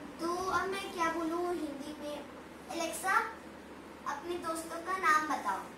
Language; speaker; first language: Hindi; native; Hindi